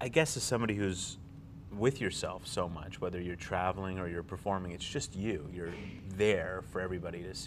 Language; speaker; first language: English; native; English